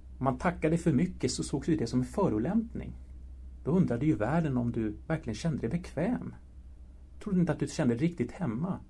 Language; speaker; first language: Swedish; early bilingual, other home language; Spanish